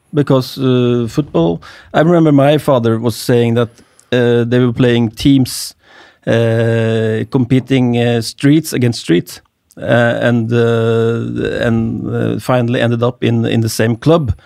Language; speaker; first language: English; non-native, fluent; Norwegian